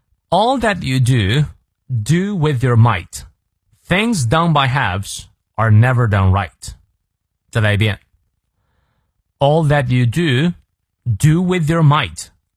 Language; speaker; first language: English; non-native, fluent; Chinese